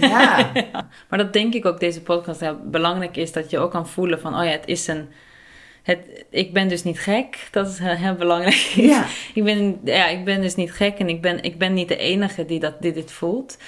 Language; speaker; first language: Dutch; non-native, fluent; Norwegian